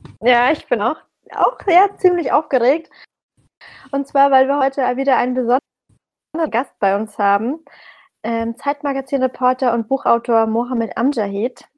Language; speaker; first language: German; early bilingual, other home language; Persian